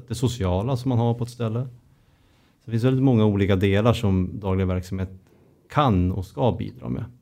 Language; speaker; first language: Swedish; native; Swedish